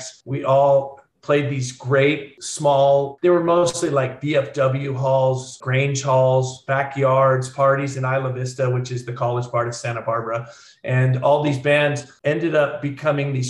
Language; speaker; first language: English; native; English